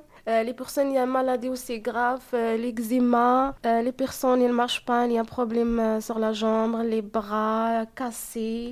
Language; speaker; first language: French; non-native, learner; Arabic